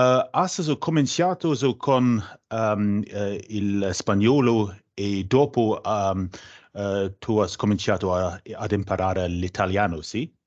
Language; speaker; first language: Italian; non-native, learner; English